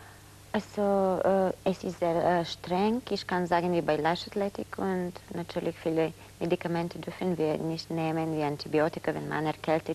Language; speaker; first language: German; non-native, fluent; Bulgarian